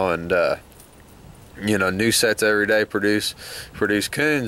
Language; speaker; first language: English; native; English